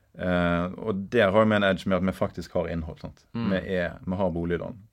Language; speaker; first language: Norwegian; native; Norwegian